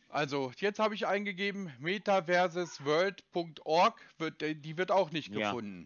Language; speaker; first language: German; native; German